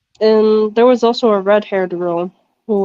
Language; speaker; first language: English; native; English